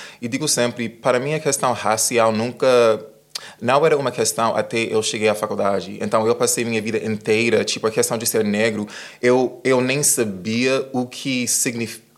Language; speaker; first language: Portuguese; non-native, fluent; English